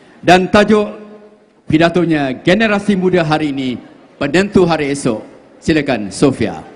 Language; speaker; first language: Malay; native; Malay